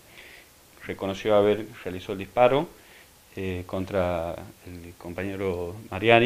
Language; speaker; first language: Spanish; native; Spanish